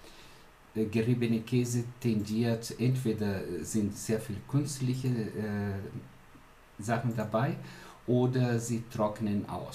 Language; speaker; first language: German; non-native, fluent; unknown